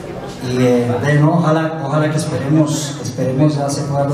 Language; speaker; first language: Spanish; native; Spanish